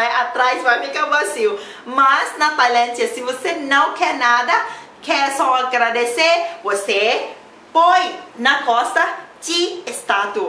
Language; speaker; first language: Portuguese; non-native, learner; Thai